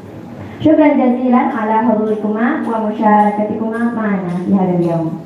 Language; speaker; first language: Arabic; non-native, learner; Indonesian